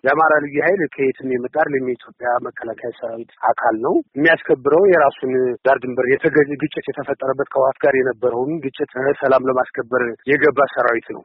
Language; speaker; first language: Amharic; native; Amharic